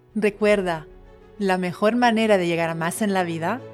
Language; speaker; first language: Spanish; non-native, fluent; French